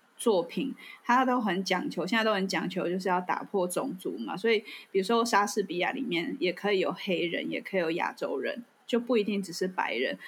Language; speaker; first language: Chinese; native; Chinese